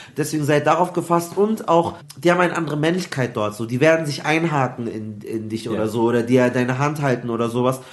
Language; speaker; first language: German; early bilingual, other home language; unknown